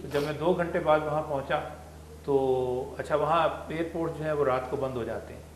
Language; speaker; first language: Urdu; native; Urdu